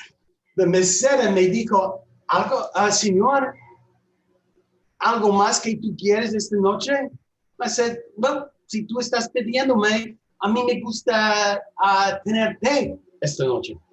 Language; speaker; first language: Spanish; non-native, learner; English